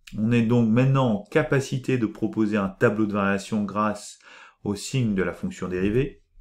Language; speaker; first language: French; native; French